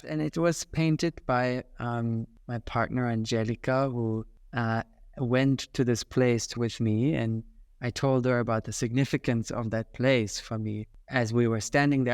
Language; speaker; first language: English; non-native, fluent; German